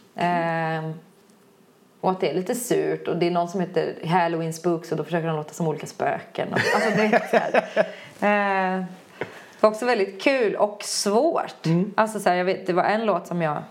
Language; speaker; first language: Swedish; native; Swedish